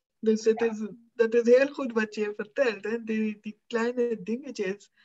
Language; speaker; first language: Dutch; non-native, fluent; Punjabi